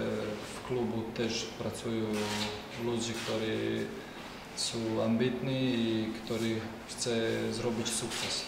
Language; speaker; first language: Polish; non-native, fluent; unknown